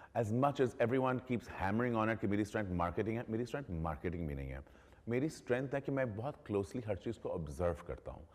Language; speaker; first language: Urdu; early bilingual, heritage; Urdu